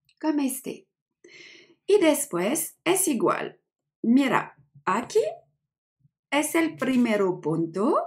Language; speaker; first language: Spanish; non-native, learner; French